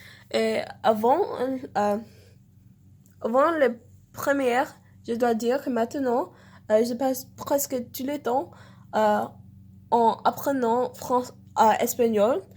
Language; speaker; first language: French; non-native, learner; English